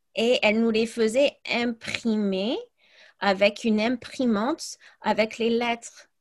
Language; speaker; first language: French; early bilingual, other home language; English